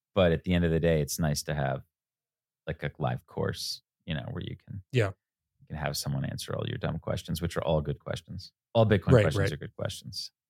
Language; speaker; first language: English; native; English